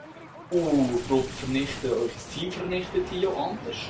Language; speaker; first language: German; native; German